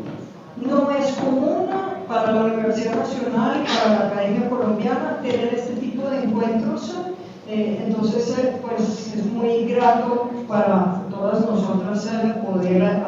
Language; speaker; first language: Spanish; native; Spanish